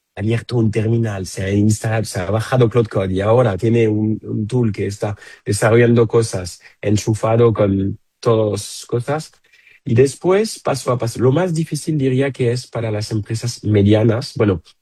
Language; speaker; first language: Spanish; non-native, fluent; French